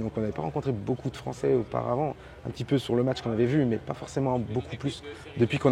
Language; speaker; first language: French; native; French